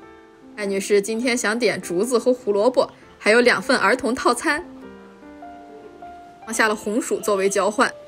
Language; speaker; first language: Chinese; native; Chinese